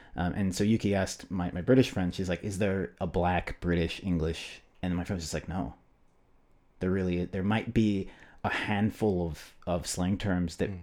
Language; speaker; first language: English; native; English